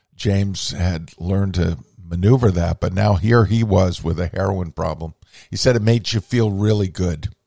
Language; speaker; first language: English; native; English